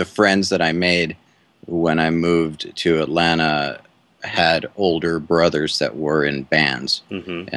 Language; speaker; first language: English; native; English